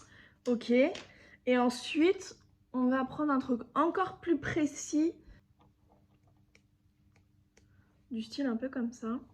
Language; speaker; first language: French; native; French